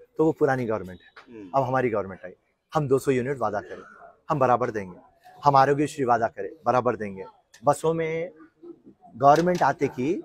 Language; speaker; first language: Hindi; non-native, local second language; Urdu